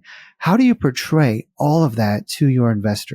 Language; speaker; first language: English; native; English